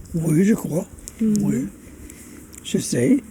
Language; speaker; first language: French; non-native, local second language; Dutch